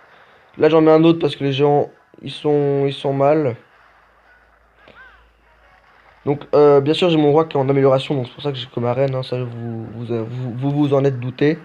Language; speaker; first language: French; native; French